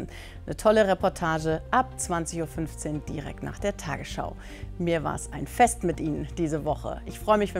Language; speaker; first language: German; native; German